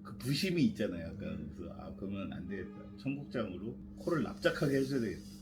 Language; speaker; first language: Korean; native; Korean